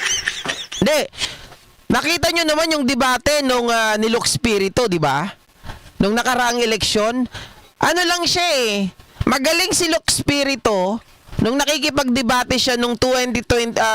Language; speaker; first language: Filipino; native; Filipino